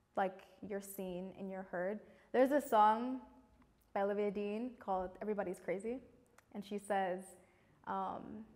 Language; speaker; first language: English; native; English